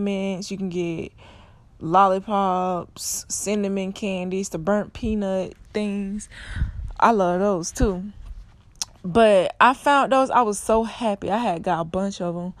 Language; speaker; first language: English; native; English